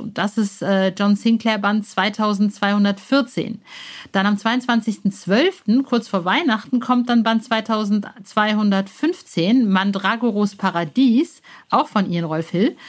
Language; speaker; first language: German; native; German